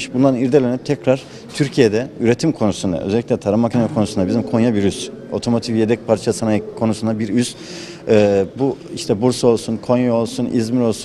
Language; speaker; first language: Turkish; native; Turkish